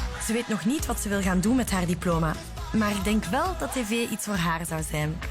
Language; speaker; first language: Dutch; native; Dutch